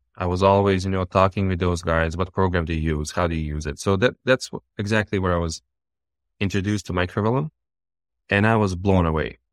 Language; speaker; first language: English; non-native, fluent; Bosnian